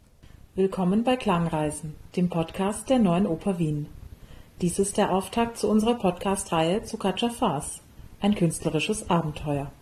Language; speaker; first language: German; native; German